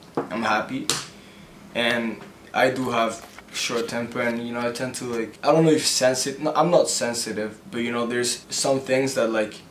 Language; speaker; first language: English; early bilingual, other home language; Spanish